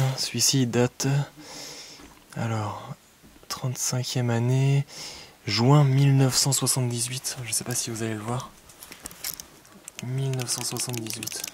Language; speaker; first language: French; native; French